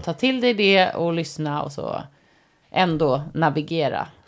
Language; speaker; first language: Swedish; native; Swedish